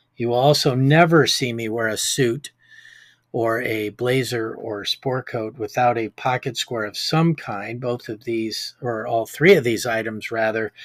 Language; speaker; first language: English; native; English